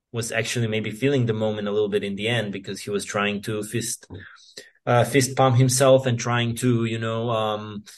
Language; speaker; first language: English; non-native, fluent; Serbian